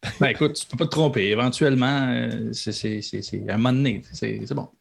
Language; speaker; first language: French; native; French